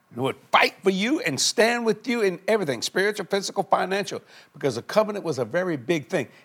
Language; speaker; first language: English; native; English